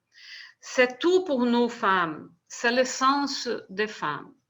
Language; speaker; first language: French; non-native, fluent; Portuguese